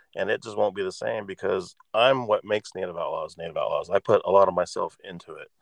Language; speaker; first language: English; native; English